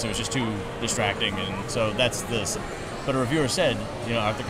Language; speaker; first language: English; native; English